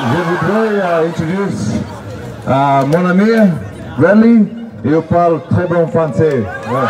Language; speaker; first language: French; non-native, learner; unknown